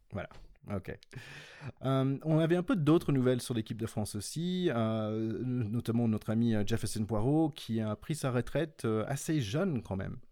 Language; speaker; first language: French; non-native, fluent; English